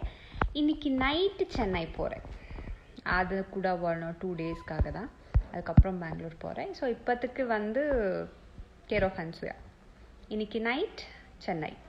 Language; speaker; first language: Tamil; non-native, fluent; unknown